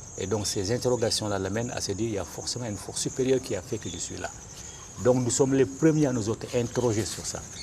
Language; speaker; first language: French; non-native, local second language; Bambara